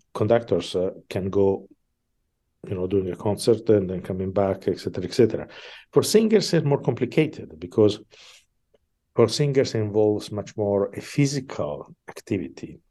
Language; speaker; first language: English; non-native, fluent; Italian